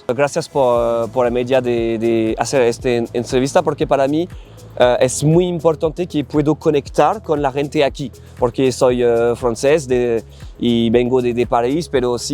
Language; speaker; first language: Spanish; non-native, learner; French